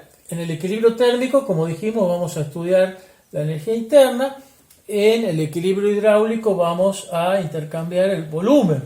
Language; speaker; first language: Spanish; native; Spanish